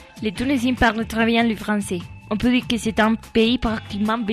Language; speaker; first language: French; non-native, learner; Spanish